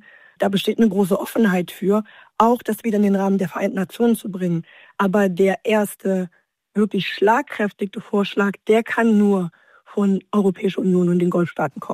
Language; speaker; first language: German; native; German